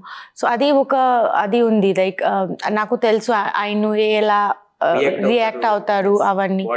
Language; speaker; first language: Telugu; non-native, learner; Bangla